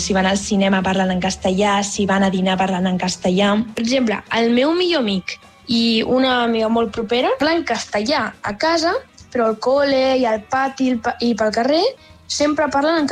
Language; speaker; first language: Catalan; non-native, local second language; Spanish